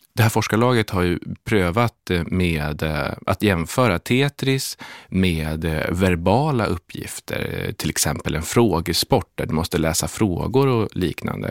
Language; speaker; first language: Swedish; native; Swedish